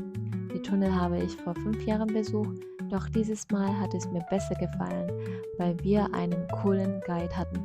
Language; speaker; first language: German; non-native, fluent; Vietnamese